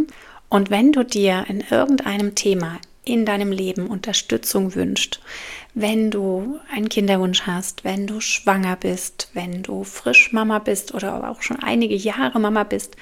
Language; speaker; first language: German; native; German